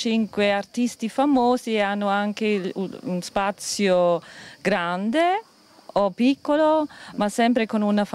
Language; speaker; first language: Italian; non-native, fluent; German